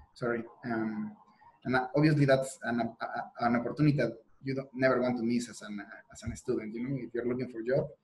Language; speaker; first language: English; non-native, fluent; Spanish